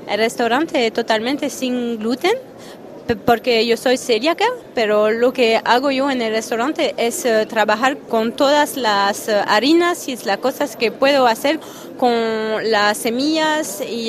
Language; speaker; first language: Spanish; non-native, fluent; French